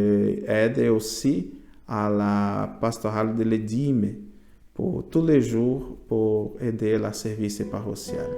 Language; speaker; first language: French; non-native, learner; Portuguese